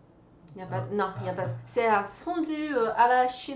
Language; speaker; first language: French; non-native, fluent; Chinese